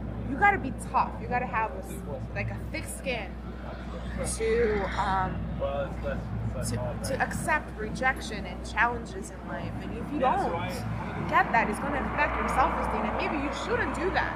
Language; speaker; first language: English; non-native, fluent; Albanian